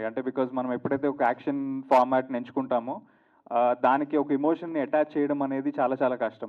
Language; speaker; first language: Telugu; native; Telugu